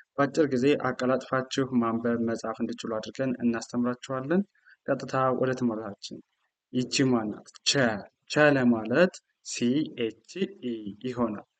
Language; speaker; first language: Amharic; native; Amharic